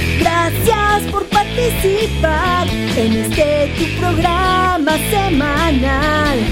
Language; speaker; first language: Spanish; native; Spanish